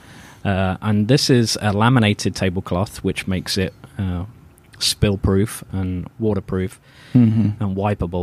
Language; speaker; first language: English; native; English